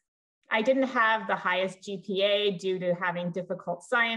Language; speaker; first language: English; native; English